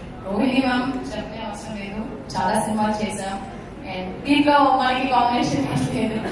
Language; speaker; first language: Telugu; non-native, fluent; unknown